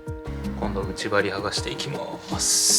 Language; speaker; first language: Japanese; native; Japanese